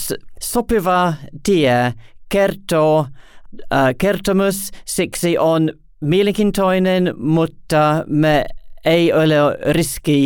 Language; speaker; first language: Finnish; non-native, learner; English